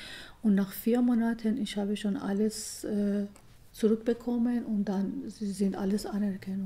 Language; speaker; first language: German; non-native, learner; Persian